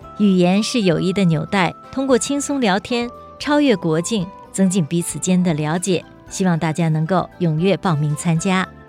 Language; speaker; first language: Chinese; native; Chinese